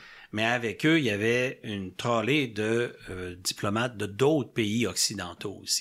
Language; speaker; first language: French; native; French